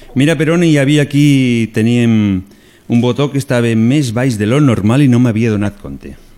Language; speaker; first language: Catalan; non-native, local second language; Spanish